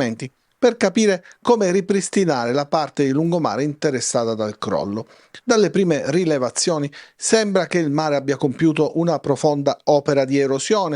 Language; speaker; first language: Italian; native; Italian